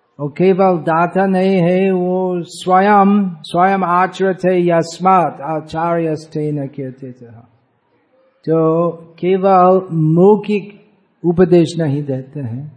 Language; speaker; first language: Hindi; non-native, fluent; English